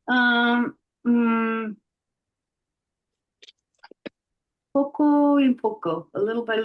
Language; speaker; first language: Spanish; non-native, learner; English